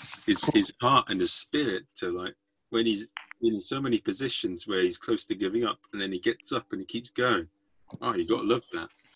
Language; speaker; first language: English; native; English